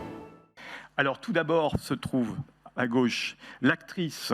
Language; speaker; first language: French; native; French